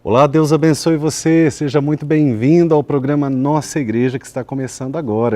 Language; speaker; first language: Portuguese; native; Portuguese